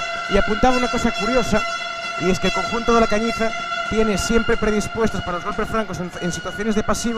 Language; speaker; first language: Spanish; native; Spanish